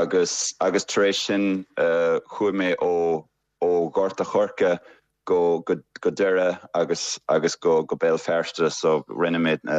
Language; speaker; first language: Irish; non-native, fluent; German